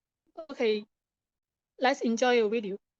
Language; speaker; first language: English; non-native, learner; Chinese